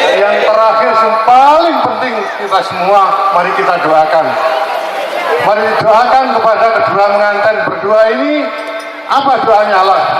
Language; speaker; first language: Indonesian; non-native, local second language; Javanese